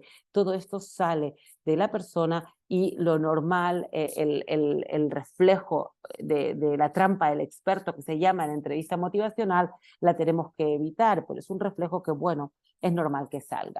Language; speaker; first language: Spanish; native; Spanish